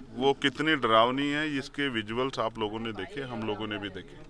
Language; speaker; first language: Hindi; native; Hindi